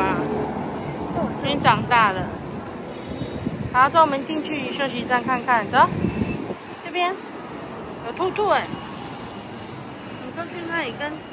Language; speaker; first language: Chinese; native; Chinese